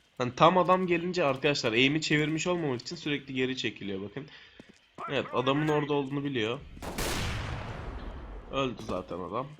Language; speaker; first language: Turkish; native; Turkish